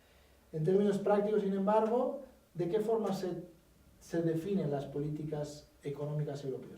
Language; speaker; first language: Spanish; native; Spanish